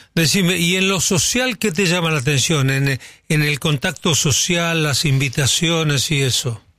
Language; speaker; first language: Spanish; native; Spanish